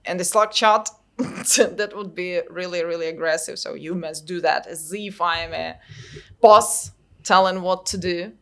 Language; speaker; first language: English; non-native, fluent; Ukrainian